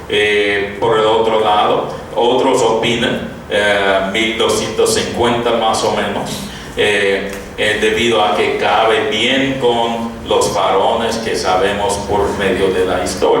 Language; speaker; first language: Spanish; non-native, fluent; English